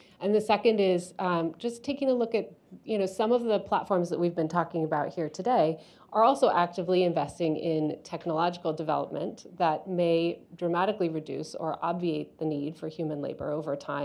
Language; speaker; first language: English; native; English